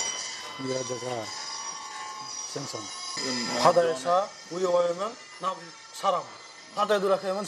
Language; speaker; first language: Korean; non-native, learner; Bangla